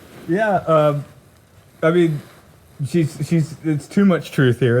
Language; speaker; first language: English; native; English